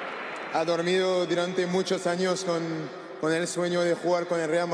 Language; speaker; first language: Spanish; non-native, learner; French